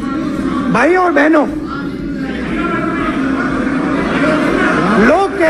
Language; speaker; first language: Hindi; native; Hindi